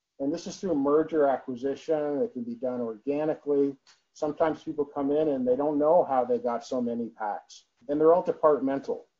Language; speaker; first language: English; native; English